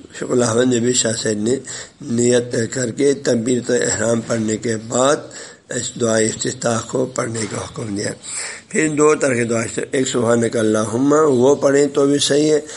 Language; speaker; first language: Urdu; non-native, local second language; Balti